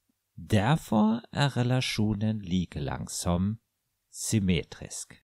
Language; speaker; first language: Norwegian; non-native, fluent; German